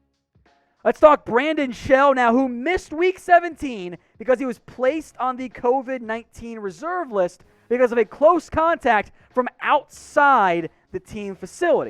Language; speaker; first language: English; native; English